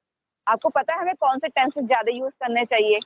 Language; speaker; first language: Hindi; native; Hindi